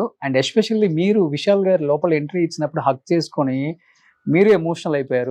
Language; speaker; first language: Telugu; native; Telugu